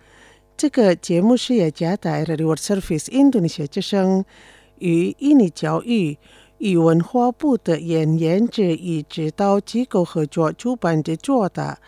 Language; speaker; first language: Chinese; non-native, fluent; Indonesian